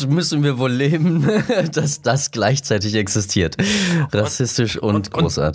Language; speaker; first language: German; native; German